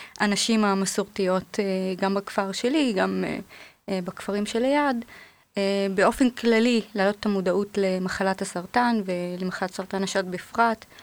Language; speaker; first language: Hebrew; non-native, local second language; Arabic